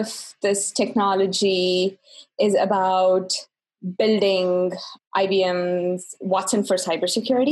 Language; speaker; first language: English; non-native, local second language; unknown